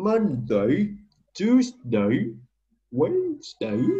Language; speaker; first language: English; non-native, learner; Vietnamese